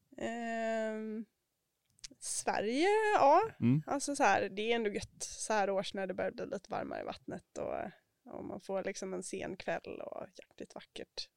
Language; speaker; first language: Swedish; native; Swedish